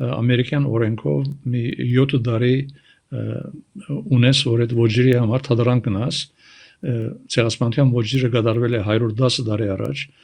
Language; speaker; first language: Armenian; early bilingual, heritage; Armenian